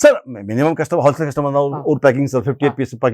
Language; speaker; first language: Tamil; non-native, local second language; Kannada